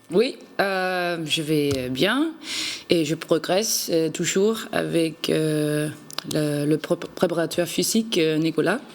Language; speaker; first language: French; non-native, learner; Danish